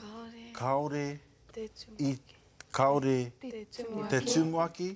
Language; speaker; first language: Māori; non-native, learner; English